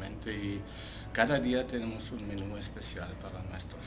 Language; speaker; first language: Spanish; non-native, fluent; German